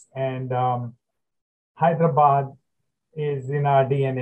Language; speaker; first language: English; non-native, local second language; Telugu